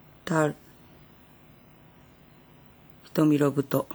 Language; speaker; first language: Korean; non-native, fluent; Japanese